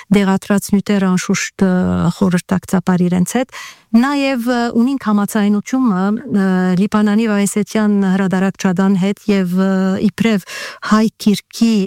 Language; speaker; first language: Armenian; early bilingual, heritage; Armenian